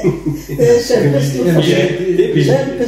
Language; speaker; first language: Danish; non-native, learner; Rundi